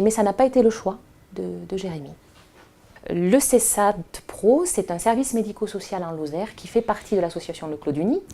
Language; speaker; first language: French; native; French